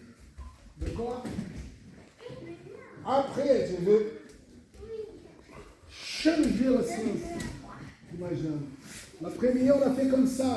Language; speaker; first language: French; non-native, fluent; Portuguese